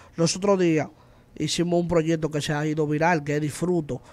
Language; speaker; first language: Spanish; native; Spanish